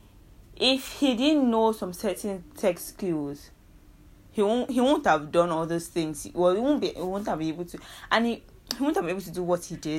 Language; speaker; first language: English; non-native, local second language; Yoruba